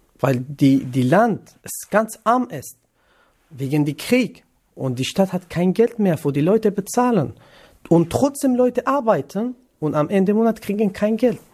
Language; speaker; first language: German; non-native, learner; Kurdish